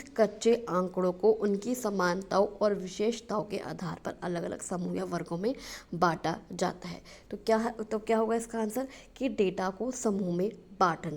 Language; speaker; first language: Hindi; native; Hindi